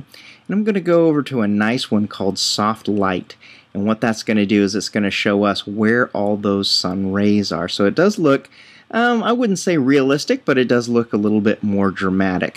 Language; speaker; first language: English; native; English